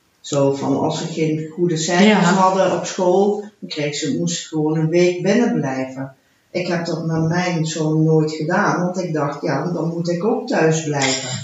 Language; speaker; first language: Dutch; early bilingual, heritage; Dutch